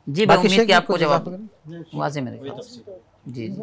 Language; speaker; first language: Hindi; native; Hindi